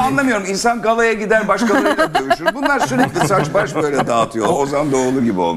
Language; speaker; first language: Turkish; native; Turkish